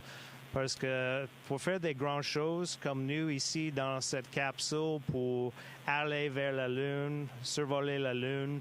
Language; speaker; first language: French; non-native, local second language; English